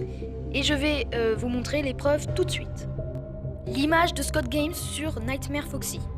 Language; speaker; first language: French; native; French